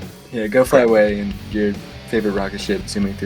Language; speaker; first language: English; native; English